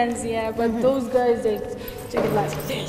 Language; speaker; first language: English; non-native, fluent; Persian